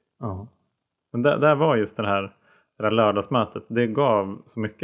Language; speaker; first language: Swedish; native; Swedish